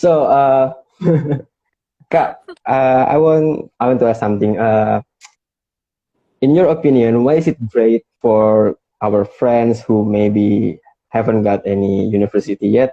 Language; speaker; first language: English; non-native, fluent; Indonesian